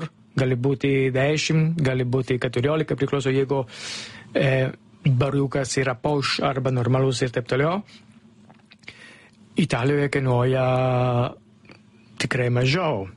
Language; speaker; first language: Lithuanian; non-native, learner; Italian